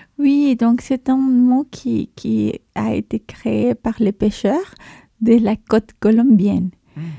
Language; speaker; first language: French; non-native, fluent; Spanish